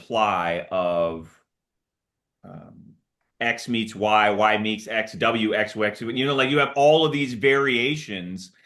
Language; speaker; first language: English; native; English